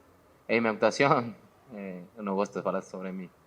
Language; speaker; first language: Portuguese; non-native, learner; Spanish